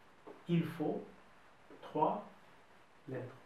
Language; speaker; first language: French; non-native, fluent; Russian